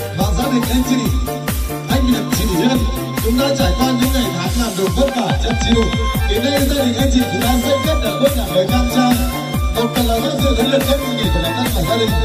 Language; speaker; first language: Vietnamese; non-native, local second language; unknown